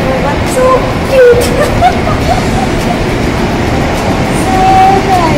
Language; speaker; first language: English; non-native, learner; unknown